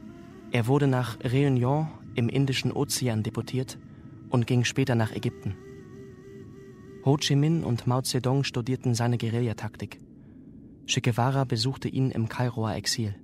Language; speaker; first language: German; native; German